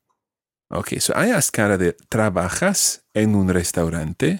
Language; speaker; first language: Spanish; non-native, fluent; English